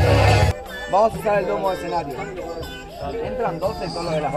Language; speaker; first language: Spanish; native; Spanish